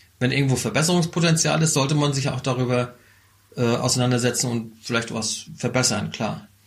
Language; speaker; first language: German; native; German